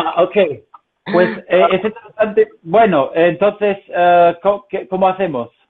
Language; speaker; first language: Spanish; non-native, fluent; English